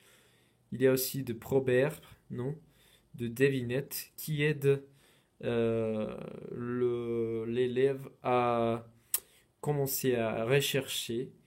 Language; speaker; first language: French; non-native, fluent; Spanish